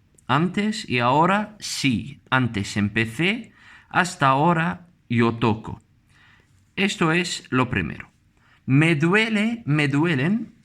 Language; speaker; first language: Spanish; non-native, fluent; Arabic